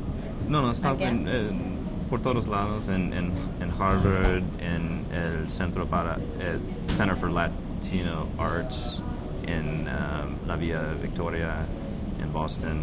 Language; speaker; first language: Spanish; non-native, fluent; English